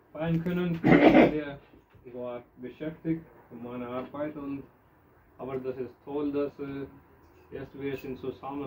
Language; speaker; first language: German; non-native, learner; Hindi